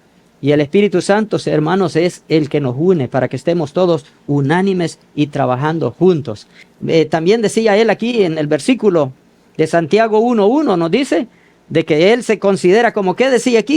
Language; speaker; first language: Spanish; native; Spanish